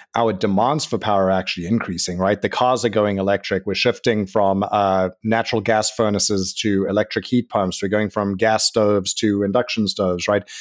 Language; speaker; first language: English; native; English